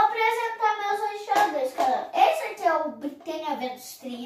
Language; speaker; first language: Portuguese; native; Portuguese